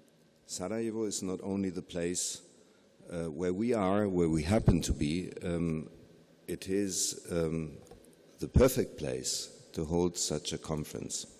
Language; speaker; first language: English; non-native, fluent; German